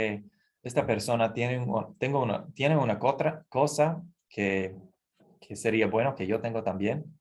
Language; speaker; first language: Spanish; non-native, fluent; English